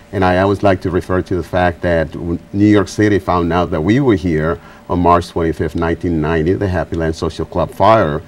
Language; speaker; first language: English; non-native, fluent; Spanish